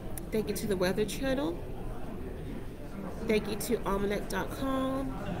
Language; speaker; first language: English; native; English